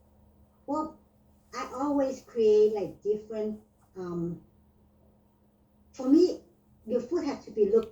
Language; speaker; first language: English; non-native, learner; Vietnamese